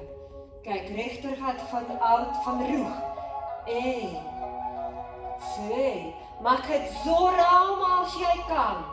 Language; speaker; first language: Dutch; non-native, learner; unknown